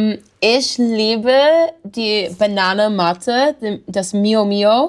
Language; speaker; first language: German; non-native, learner; English